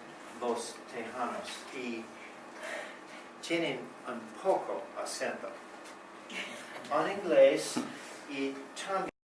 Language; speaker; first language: Spanish; non-native, learner; English